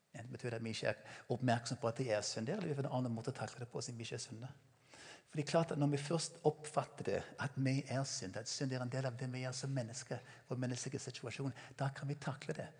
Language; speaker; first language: Norwegian; non-native, fluent; English